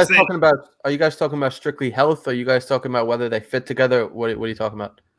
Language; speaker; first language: English; native; English